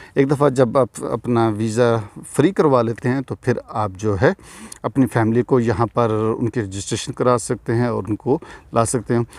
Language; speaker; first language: Urdu; non-native, local second language; Punjabi